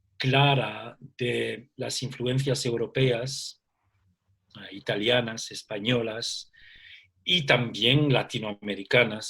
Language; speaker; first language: Spanish; early bilingual, heritage; Spanish